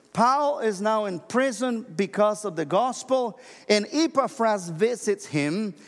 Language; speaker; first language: English; non-native, fluent; Spanish